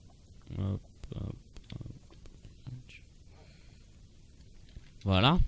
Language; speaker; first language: French; native; French